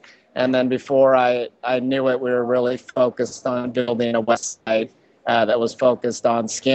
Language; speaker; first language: English; native; English